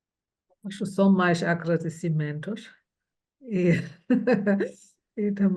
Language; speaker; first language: Portuguese; non-native, fluent; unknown